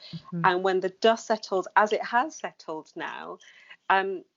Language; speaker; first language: English; native; English